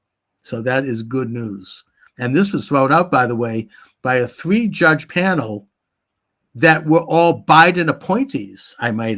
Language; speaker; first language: English; native; English